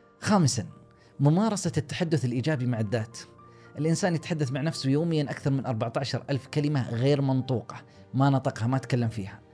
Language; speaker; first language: Arabic; native; Arabic